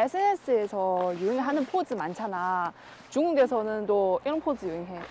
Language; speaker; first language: Korean; non-native, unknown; Chinese